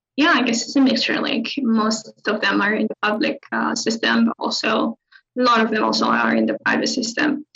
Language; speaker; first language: English; non-native, fluent; Arabic